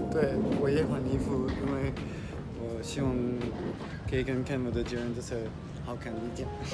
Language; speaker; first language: Chinese; non-native, fluent; French